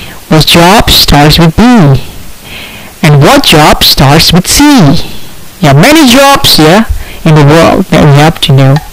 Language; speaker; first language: English; non-native, fluent; Indonesian